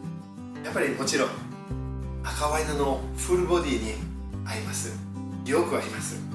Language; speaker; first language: Japanese; non-native, fluent; French